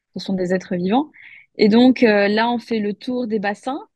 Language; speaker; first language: French; native; French